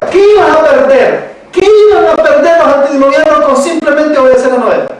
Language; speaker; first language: Spanish; native; Spanish